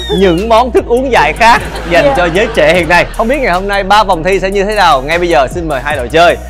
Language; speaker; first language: Vietnamese; native; Vietnamese